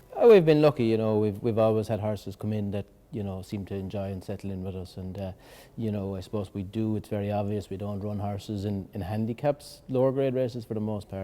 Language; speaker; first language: English; native; English